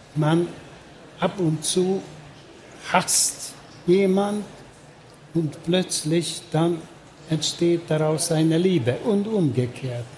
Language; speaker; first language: German; non-native, fluent; Hungarian